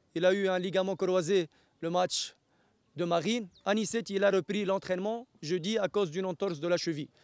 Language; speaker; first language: French; non-native, local second language; Arabic